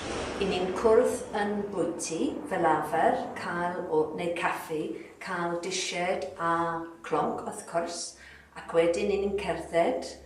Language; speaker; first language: Welsh; non-native, fluent; English